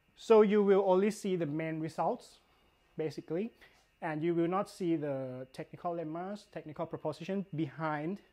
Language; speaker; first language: English; non-native, fluent; Thai